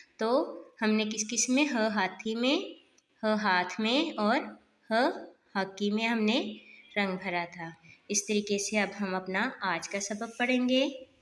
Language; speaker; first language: Urdu; non-native, local second language; Punjabi